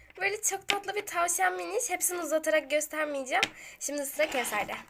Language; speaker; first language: Turkish; native; Turkish